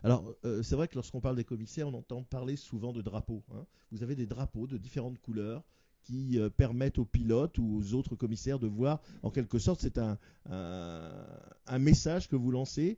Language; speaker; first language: French; native; French